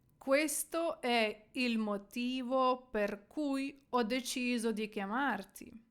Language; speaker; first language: Italian; non-native, fluent; Ukrainian